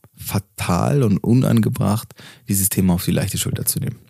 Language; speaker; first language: German; native; German